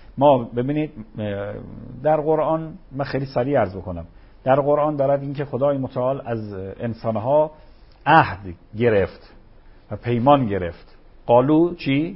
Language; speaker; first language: Persian; native; Persian